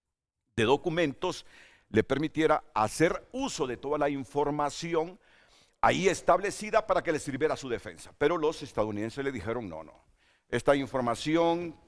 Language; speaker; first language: Spanish; native; Spanish